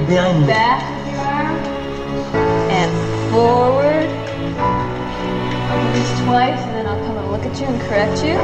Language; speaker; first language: English; native; English